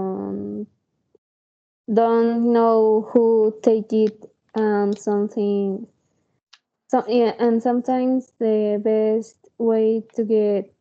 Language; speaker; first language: English; non-native, learner; Spanish